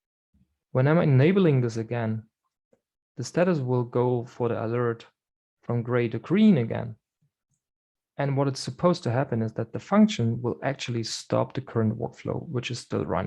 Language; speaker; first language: English; non-native, fluent; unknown